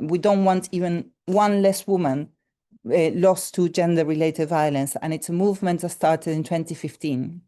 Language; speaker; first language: English; non-native, fluent; Spanish